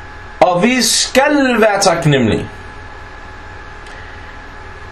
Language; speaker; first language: Danish; non-native, fluent; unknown